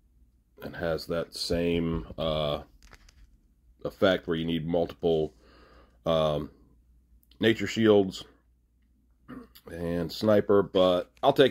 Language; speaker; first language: English; native; English